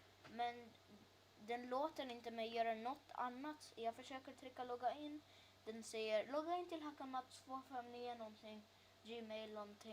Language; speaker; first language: Swedish; early bilingual, other home language; Turkish